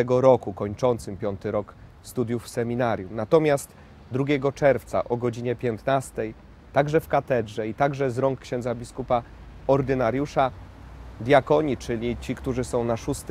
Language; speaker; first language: Polish; native; Polish